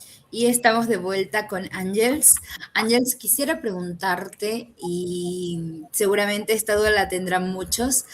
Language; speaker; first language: Spanish; native; Spanish